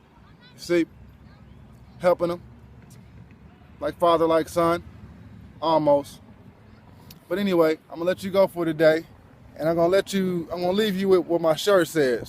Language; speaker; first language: English; native; English